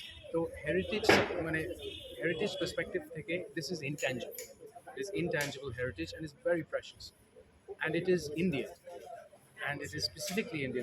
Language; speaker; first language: English; non-native, local second language; Bangla